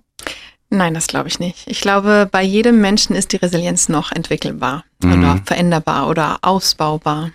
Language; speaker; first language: German; native; German